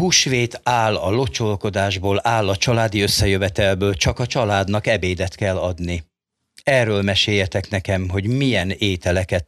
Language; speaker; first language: Hungarian; native; Hungarian